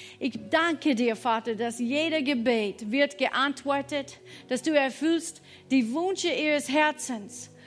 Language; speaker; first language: German; non-native, fluent; English